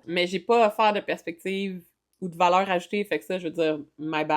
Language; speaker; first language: French; native; French